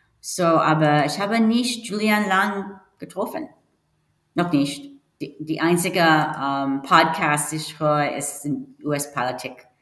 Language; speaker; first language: German; non-native, learner; English